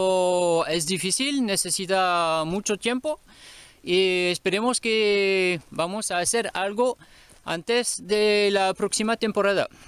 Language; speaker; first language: Spanish; non-native, learner; French